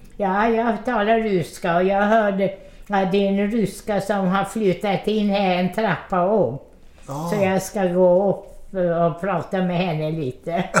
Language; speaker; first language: Swedish; early bilingual, other home language; Russian